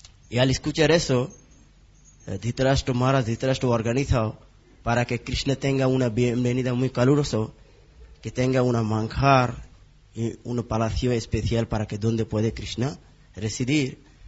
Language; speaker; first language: Spanish; non-native, learner; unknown